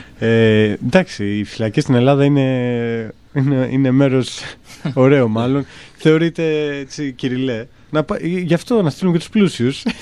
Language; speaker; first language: Greek; native; Greek